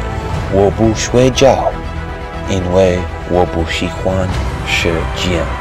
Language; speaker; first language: Chinese; non-native, learner; English